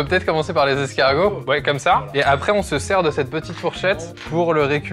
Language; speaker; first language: French; native; French